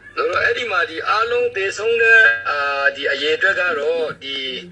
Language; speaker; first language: Burmese; native; Burmese